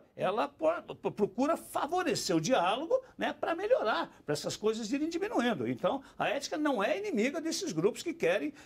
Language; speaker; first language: Portuguese; native; Portuguese